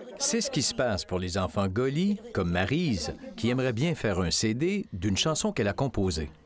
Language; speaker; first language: French; native; French